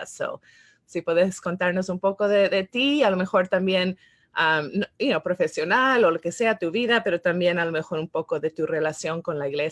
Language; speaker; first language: Spanish; non-native, fluent; English